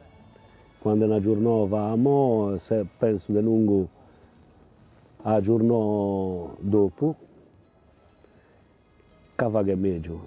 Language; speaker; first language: Italian; non-native, local second language; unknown